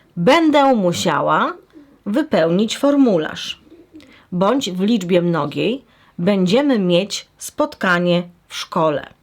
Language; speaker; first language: Polish; native; Polish